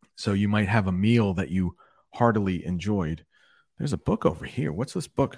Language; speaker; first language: English; native; English